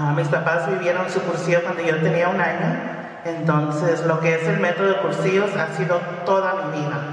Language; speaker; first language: Spanish; early bilingual, heritage; Spanish